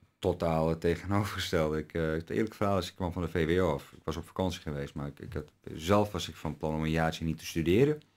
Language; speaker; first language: Dutch; early bilingual, other home language; Turkish